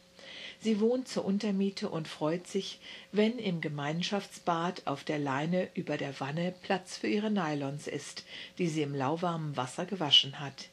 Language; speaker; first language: German; native; German